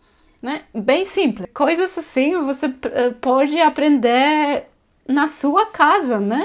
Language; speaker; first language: Portuguese; non-native, fluent; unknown